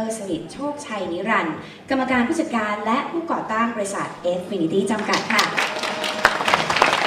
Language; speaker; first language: Thai; native; Thai